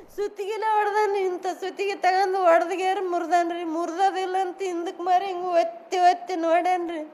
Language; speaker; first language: Kannada; native; Kannada